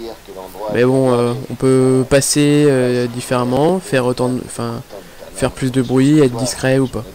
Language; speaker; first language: French; native; French